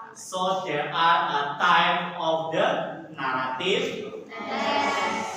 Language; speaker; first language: English; non-native, learner; Indonesian